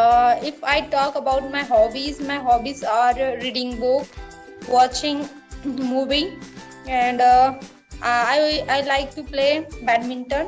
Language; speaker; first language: English; non-native, learner; Marathi